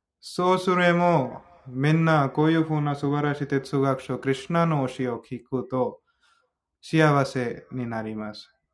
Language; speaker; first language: Japanese; non-native, fluent; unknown